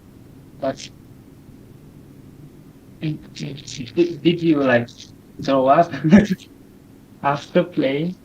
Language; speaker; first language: English; non-native, learner; Thai